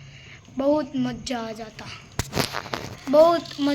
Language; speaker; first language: Hindi; non-native, local second language; Gujarati